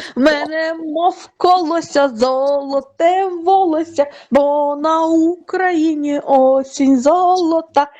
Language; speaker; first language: Ukrainian; non-native, fluent; Russian